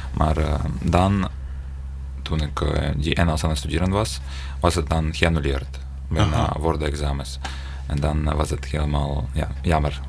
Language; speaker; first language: Dutch; non-native, learner; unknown